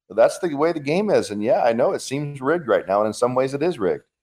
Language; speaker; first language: English; native; English